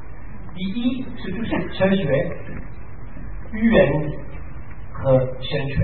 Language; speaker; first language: Chinese; non-native, fluent; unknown